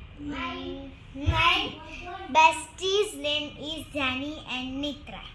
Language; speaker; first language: English; non-native, learner; Gujarati